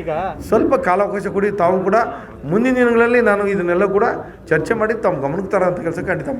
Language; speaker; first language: Kannada; native; Kannada